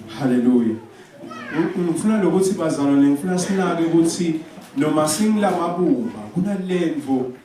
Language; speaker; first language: Zulu; non-native, local second language; Swati